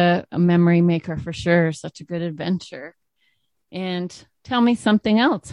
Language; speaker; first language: English; native; English